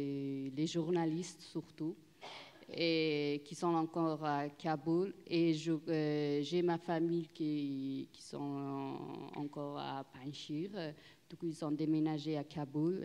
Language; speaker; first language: French; non-native, learner; Persian